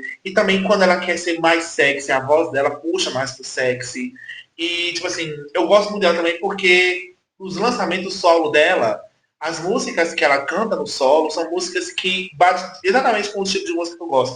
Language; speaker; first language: Portuguese; native; Portuguese